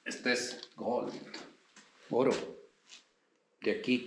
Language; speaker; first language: Spanish; native; Spanish